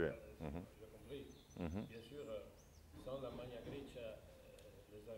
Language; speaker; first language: French; non-native, fluent; Italian